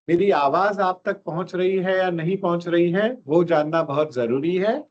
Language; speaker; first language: Hindi; non-native, local second language; Gujarati